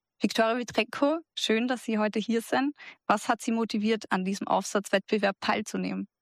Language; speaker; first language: German; native; German